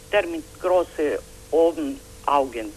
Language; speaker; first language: German; non-native, learner; Croatian